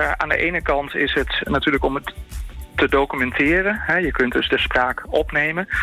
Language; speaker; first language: Dutch; native; Dutch